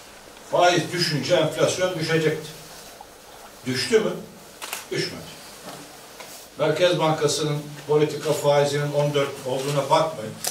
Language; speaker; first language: Turkish; native; Turkish